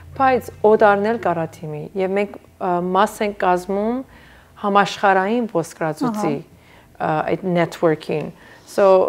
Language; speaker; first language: Armenian; early bilingual, heritage; Armenian